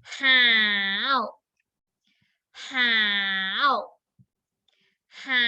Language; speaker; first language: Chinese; non-native, fluent; Thai